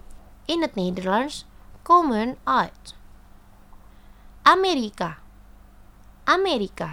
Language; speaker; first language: Dutch; non-native, fluent; Indonesian